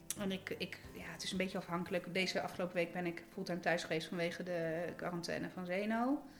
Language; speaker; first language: Dutch; native; Dutch